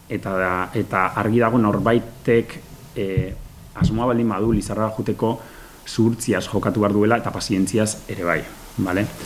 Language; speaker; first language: Basque; non-native, local second language; Spanish